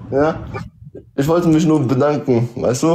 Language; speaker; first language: German; early bilingual, other home language; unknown